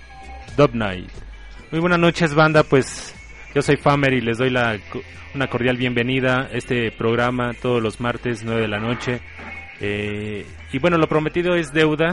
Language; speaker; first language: Spanish; native; Spanish